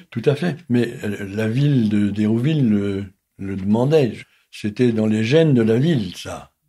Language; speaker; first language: French; native; French